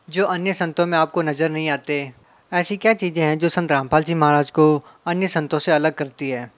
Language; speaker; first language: Hindi; native; Hindi